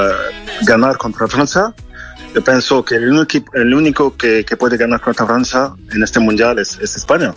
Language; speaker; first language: Spanish; non-native, fluent; French